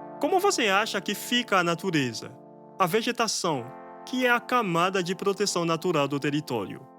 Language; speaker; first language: Portuguese; non-native, fluent; Haitian Creole